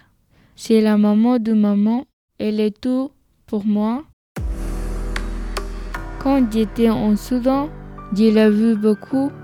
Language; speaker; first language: French; non-native, learner; Arabic